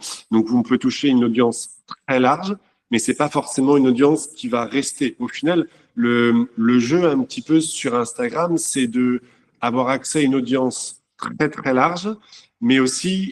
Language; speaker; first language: French; native; French